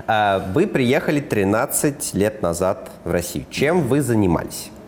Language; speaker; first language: Russian; native; Russian